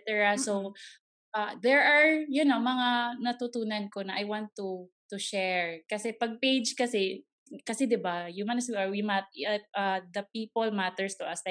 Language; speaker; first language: English; non-native, local second language; Cebuano